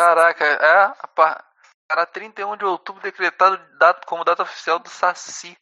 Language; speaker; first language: Portuguese; native; Portuguese